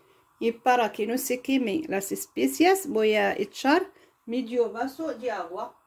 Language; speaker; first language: Spanish; non-native, fluent; Arabic